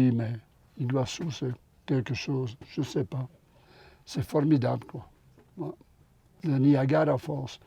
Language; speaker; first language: French; non-native, local second language; Dutch